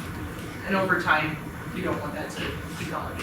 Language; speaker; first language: English; native; English